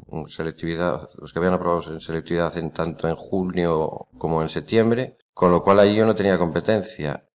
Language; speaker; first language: Spanish; native; Spanish